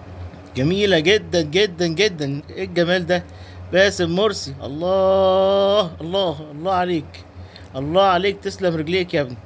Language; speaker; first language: Arabic; native; Arabic